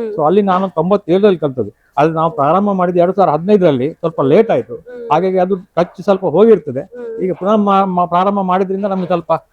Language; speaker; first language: Kannada; non-native, local second language; Konkani